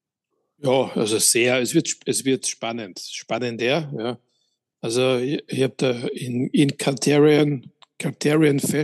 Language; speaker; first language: German; native; German